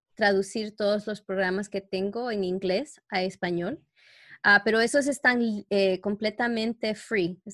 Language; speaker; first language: Spanish; early bilingual, heritage; Spanish